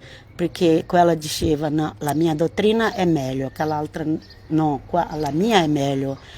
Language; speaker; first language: Italian; non-native, learner; Portuguese